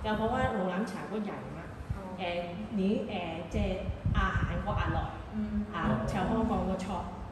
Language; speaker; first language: Thai; non-native, learner; Cantonese